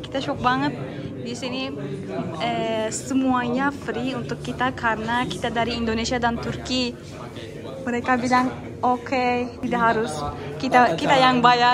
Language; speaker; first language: Indonesian; non-native, learner; Turkish